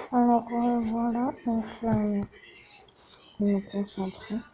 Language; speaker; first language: French; native; French